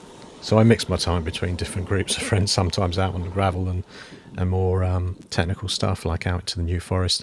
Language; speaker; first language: English; native; English